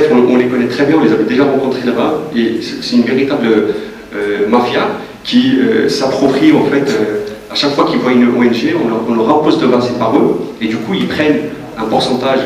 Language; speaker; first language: French; native; French